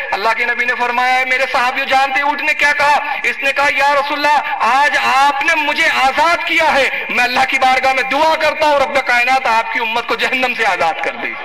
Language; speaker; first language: Urdu; native; Urdu